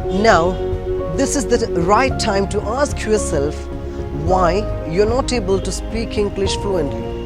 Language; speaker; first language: English; non-native, local second language; Malayalam